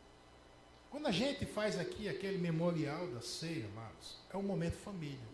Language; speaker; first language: Portuguese; native; Portuguese